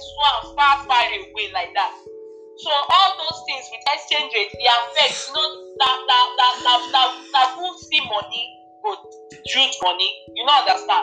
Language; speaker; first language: Nigerian Pidgin; non-native, local second language; Yoruba